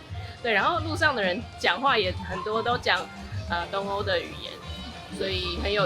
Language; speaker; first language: Chinese; non-native, fluent; Serbian